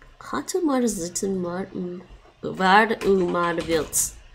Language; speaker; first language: Dutch; non-native, learner; English